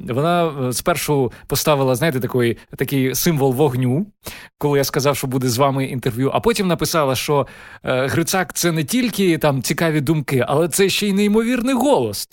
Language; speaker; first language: Ukrainian; native; Ukrainian